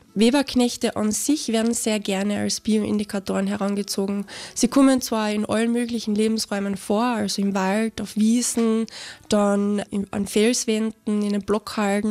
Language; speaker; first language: German; native; German